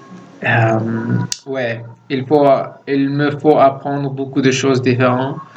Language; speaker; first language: French; non-native, fluent; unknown